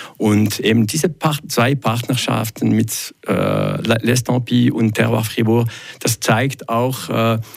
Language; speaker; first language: German; non-native, local second language; French